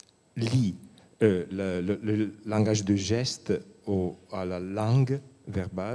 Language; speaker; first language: French; non-native, fluent; Italian